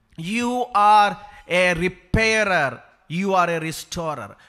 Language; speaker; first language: English; non-native, local second language; Malayalam